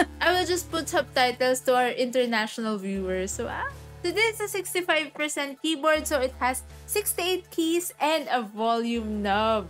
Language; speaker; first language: English; non-native, local second language; Filipino